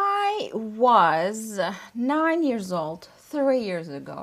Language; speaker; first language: English; non-native, fluent; Turkish